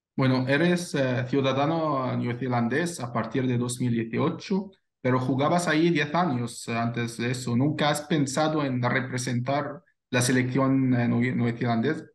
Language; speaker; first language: Spanish; non-native, fluent; Arabic